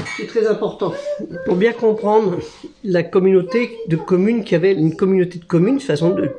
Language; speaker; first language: French; native; French